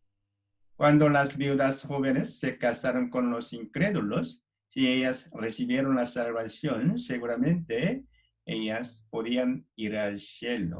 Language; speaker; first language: Spanish; non-native, fluent; Korean